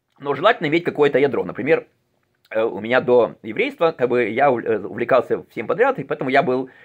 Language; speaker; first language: Russian; native; Russian